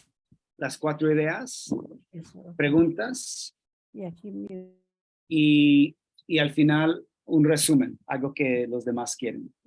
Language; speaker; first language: Spanish; non-native, fluent; English